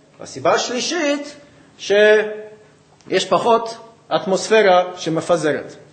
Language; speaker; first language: Hebrew; non-native, fluent; English